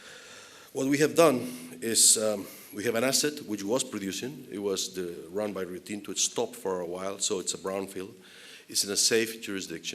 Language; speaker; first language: English; non-native, fluent; Spanish